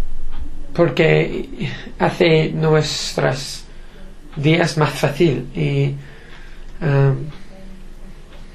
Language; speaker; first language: Spanish; non-native, learner; English